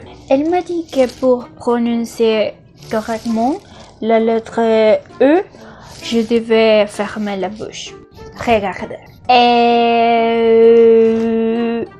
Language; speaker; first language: French; non-native, learner; Spanish